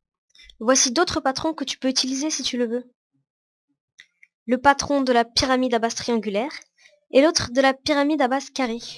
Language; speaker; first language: French; native; French